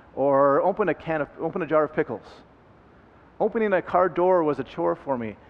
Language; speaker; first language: English; native; English